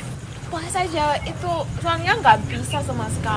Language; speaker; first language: Indonesian; non-native, fluent; Shona